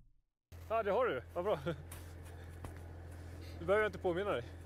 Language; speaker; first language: Swedish; native; Swedish